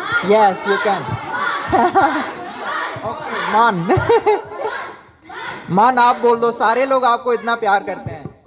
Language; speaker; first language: Hindi; native; Hindi